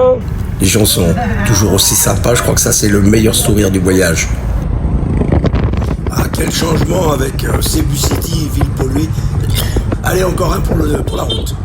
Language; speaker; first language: French; native; French